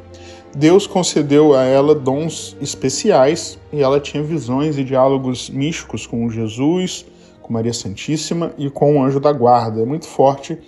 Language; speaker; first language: Portuguese; native; Portuguese